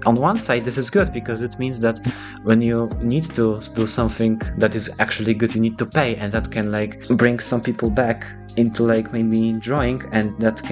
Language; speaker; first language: English; non-native, fluent; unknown